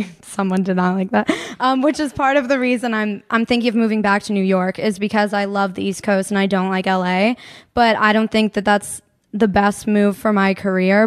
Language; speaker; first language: English; native; English